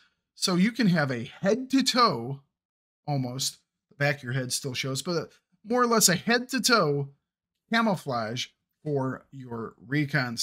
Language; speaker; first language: English; native; English